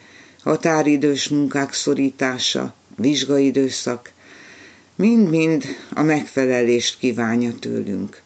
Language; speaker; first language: Hungarian; native; Hungarian